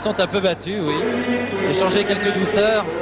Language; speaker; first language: French; native; French